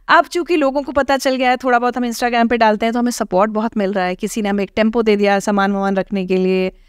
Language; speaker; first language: Hindi; native; Hindi